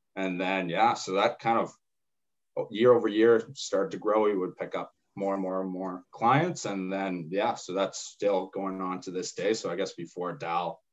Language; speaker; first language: English; native; English